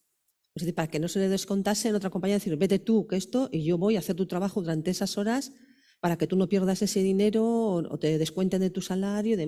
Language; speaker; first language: Spanish; native; Spanish